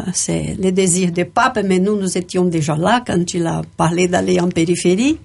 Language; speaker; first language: French; non-native, fluent; Portuguese